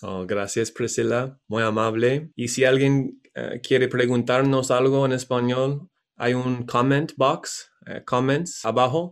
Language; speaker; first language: Spanish; non-native, learner; English